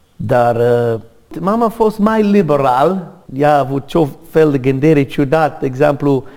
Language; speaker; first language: Romanian; non-native, fluent; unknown